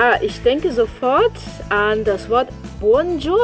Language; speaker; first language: German; non-native, fluent; Italian